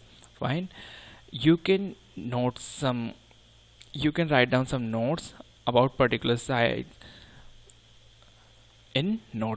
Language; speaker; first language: English; non-native, local second language; Hindi